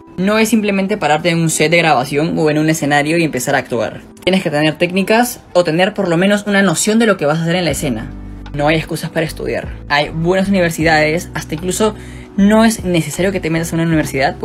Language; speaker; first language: Spanish; native; Spanish